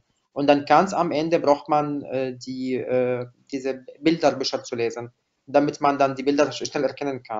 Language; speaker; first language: German; non-native, fluent; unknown